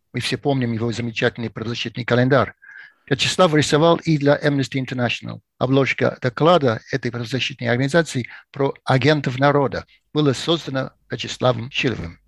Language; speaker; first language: Russian; non-native, fluent; English